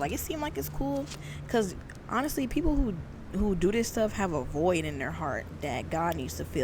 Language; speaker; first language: English; native; English